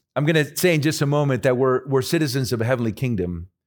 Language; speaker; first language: English; early bilingual, other home language; Spanish